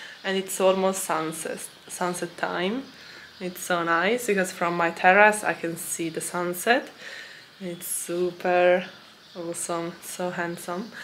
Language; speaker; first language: English; non-native, fluent; Italian